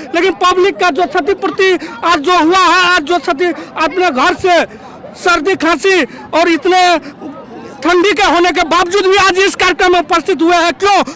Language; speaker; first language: Hindi; non-native, local second language; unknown